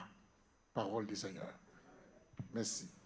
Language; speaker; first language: French; non-native, local second language; Haitian Creole